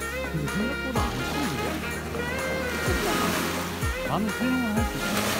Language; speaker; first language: Korean; non-native, fluent; Swedish